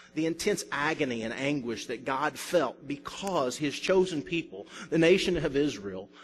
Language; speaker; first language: English; native; English